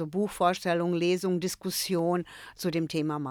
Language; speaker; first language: German; early bilingual, other home language; Croatian